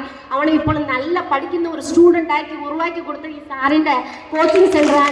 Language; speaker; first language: Malayalam; non-native, learner; Tamil